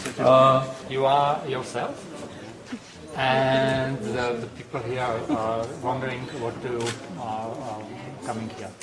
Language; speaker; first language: English; non-native, learner; Slovak